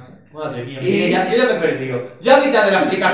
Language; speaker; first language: Spanish; native; Spanish